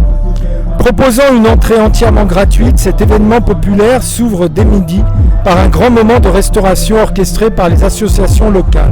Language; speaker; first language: French; native; French